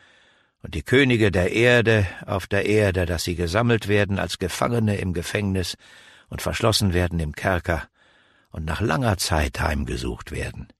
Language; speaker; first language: German; native; German